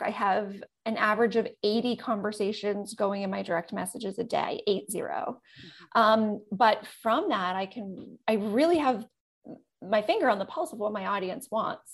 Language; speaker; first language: English; native; English